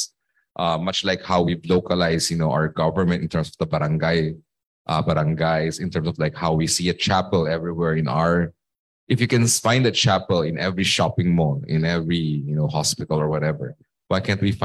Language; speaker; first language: English; non-native, local second language; Filipino